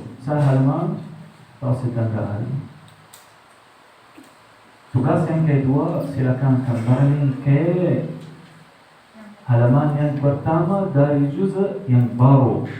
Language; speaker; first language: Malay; non-native, learner; Arabic